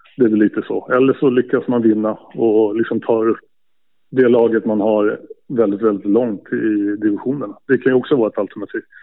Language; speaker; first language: Swedish; native; Swedish